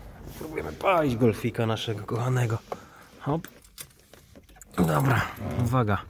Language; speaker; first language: Polish; native; Polish